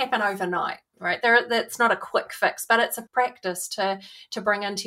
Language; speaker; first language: English; native; English